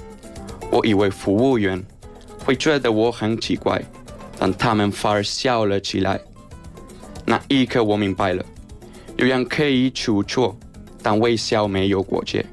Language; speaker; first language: Chinese; non-native, fluent; Spanish